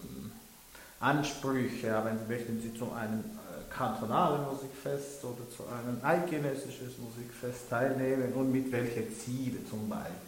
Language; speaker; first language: German; non-native, local second language; French